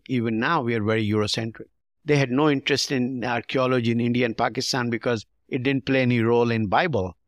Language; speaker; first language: English; non-native, local second language; Urdu